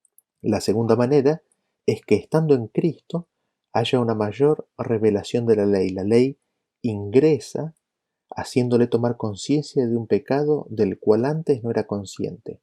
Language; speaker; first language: Spanish; native; Spanish